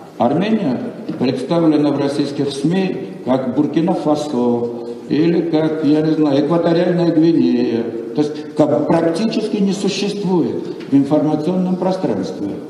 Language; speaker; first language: Russian; non-native, local second language; Armenian